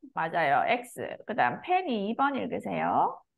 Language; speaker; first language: Korean; native; Korean